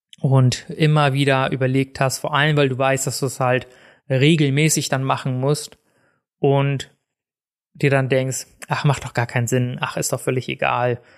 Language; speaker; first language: German; native; German